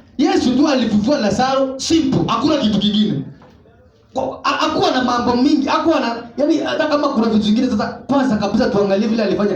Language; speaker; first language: Swahili; non-native, local second language; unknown